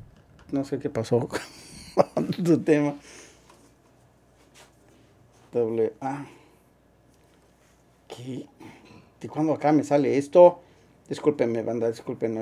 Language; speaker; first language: Spanish; native; Spanish